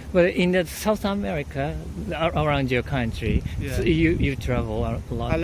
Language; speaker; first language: English; non-native, learner; Japanese